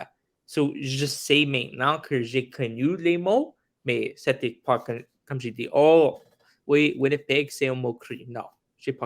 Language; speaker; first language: French; non-native, local second language; English